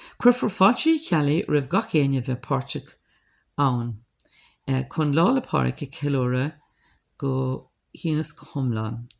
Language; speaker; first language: Irish; non-native, local second language; English